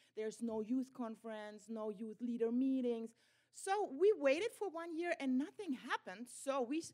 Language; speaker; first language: English; non-native, fluent; German